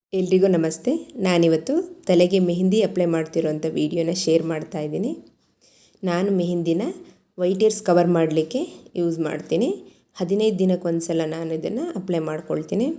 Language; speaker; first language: Kannada; native; Kannada